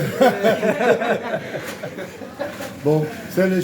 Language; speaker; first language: French; non-native, fluent; Spanish